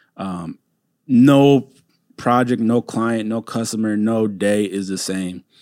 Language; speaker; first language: English; native; English